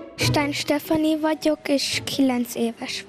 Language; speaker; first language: Hungarian; early bilingual, heritage; Hungarian